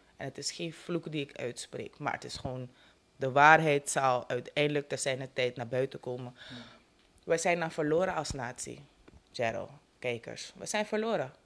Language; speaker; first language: Dutch; native; Dutch